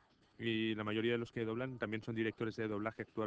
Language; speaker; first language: Spanish; native; Spanish